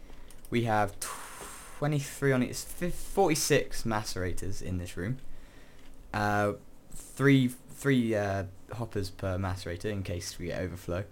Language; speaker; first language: English; native; English